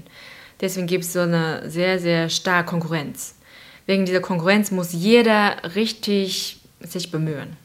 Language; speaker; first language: German; non-native, fluent; Chinese